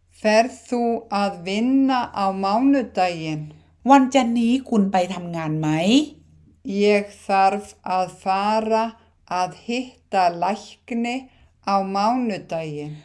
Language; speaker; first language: Icelandic; non-native, fluent; Thai